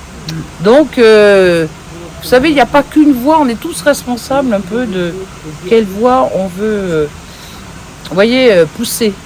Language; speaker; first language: French; native; French